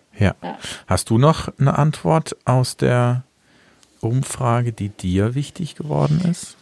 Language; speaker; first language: German; native; German